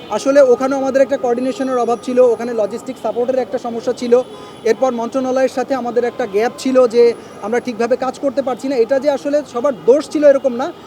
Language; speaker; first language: Bangla; native; Bangla